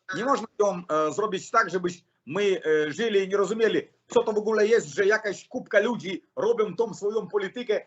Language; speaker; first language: Polish; non-native, learner; Russian